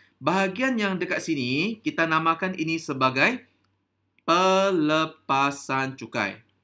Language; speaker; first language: Malay; non-native, local second language; Chinese